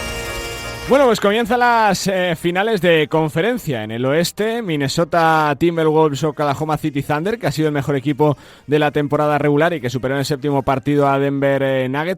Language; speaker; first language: Spanish; native; Spanish